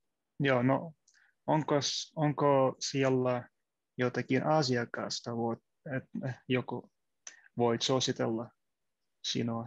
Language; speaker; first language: Finnish; non-native, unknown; Russian